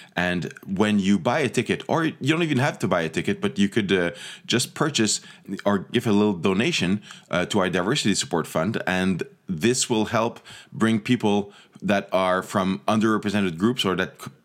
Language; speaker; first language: English; native; English